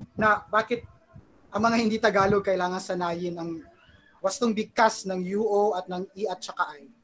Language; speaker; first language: Filipino; non-native, local second language; Pampanga